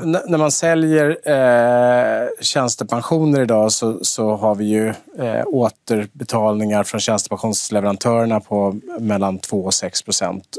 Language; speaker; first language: Swedish; native; Swedish